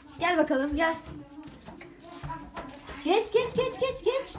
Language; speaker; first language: Turkish; native; Turkish